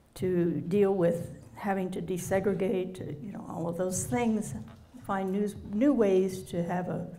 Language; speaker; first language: English; native; English